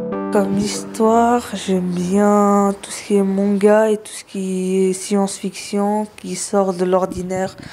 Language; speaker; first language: French; early bilingual, other home language; Arabic